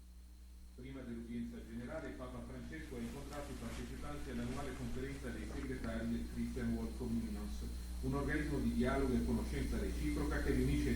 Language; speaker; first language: Italian; native; Italian